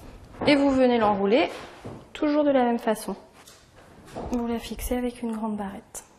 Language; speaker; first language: French; native; French